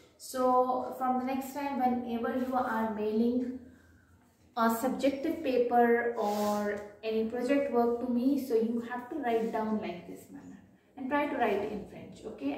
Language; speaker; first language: English; non-native, local second language; Hindi